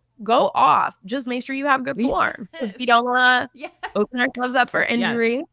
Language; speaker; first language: English; native; English